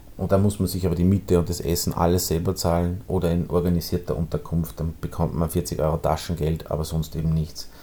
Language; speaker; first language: German; native; German